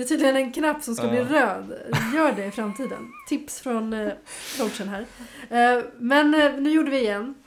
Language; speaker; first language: Swedish; native; Swedish